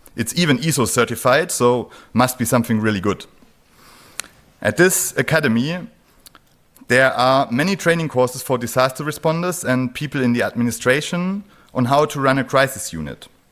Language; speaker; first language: English; non-native, fluent; German